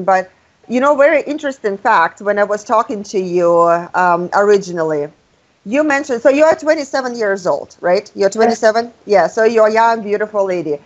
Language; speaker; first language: English; non-native, fluent; Russian